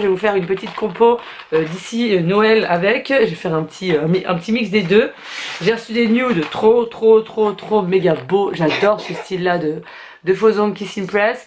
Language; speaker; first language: French; native; French